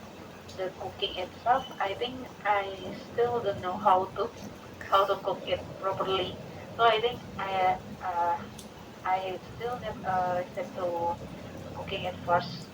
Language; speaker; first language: English; non-native, learner; Indonesian